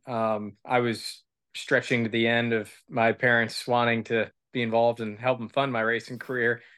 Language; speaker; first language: English; native; English